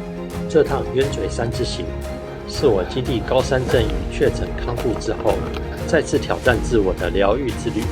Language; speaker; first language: Chinese; native; Chinese